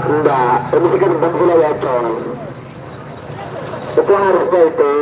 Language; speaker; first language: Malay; non-native, local second language; Madurese